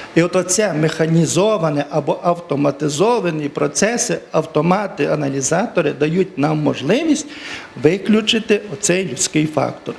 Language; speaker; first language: Ukrainian; native; Ukrainian